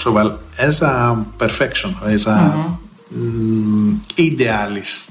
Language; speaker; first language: Hungarian; non-native, learner; Greek